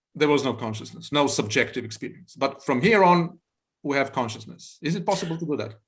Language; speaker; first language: English; non-native, fluent; Romanian